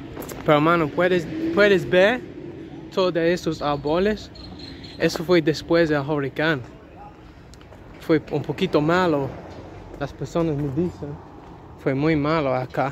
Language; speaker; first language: Spanish; non-native, learner; English